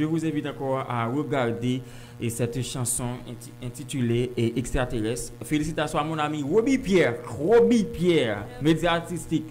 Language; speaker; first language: French; non-native, local second language; Haitian Creole